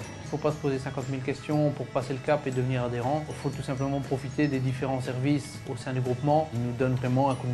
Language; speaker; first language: French; native; French